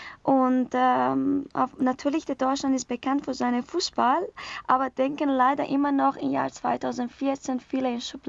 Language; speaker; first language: German; non-native, learner; Persian